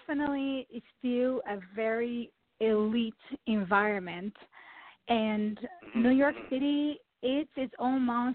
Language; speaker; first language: English; non-native, fluent; Portuguese